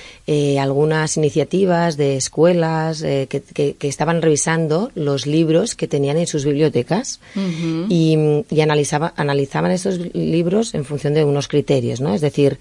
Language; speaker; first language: Spanish; native; Spanish